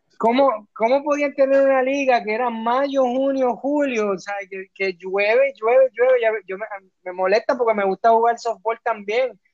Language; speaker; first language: Spanish; early bilingual, heritage; Spanish